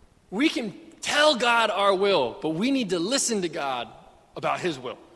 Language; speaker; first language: English; native; English